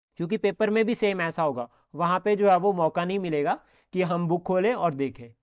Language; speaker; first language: Hindi; native; Hindi